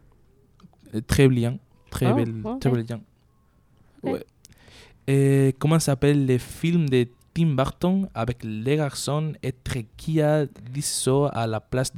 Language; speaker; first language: French; non-native, learner; Spanish